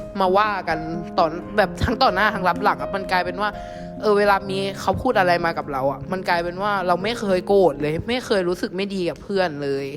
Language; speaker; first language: Thai; native; Thai